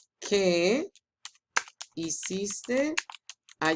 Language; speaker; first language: Spanish; non-native, fluent; English